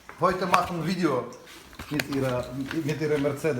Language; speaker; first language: German; non-native, learner; Ukrainian